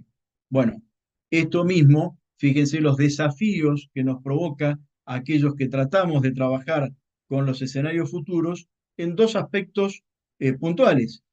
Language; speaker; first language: Spanish; native; Spanish